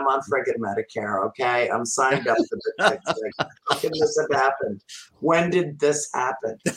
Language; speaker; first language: English; native; English